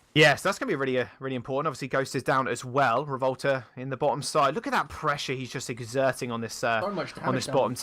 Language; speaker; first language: English; native; English